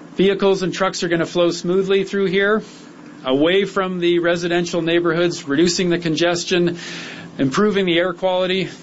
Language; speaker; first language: English; native; English